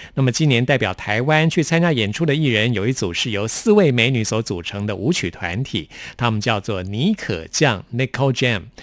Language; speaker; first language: Chinese; native; Chinese